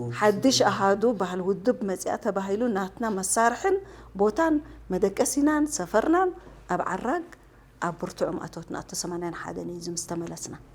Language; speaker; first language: Tigrinya; non-native, local second language; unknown